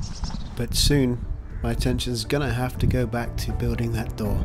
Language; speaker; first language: English; native; English